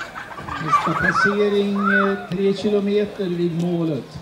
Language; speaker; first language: Swedish; native; Swedish